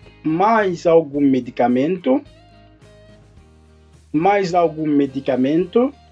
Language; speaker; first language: Portuguese; non-native, fluent; Haitian Creole